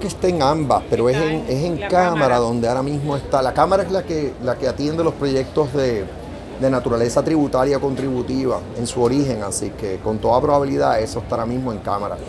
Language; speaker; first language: Spanish; native; Spanish